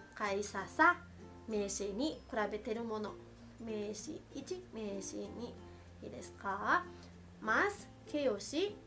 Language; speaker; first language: Japanese; non-native, fluent; Filipino